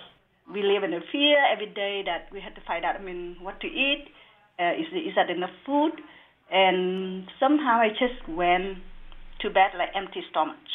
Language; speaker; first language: English; non-native, learner; Vietnamese